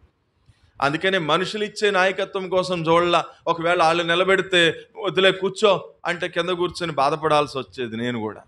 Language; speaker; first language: Telugu; native; Telugu